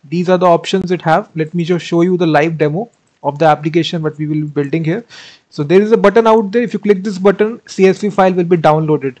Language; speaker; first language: English; non-native, local second language; Hindi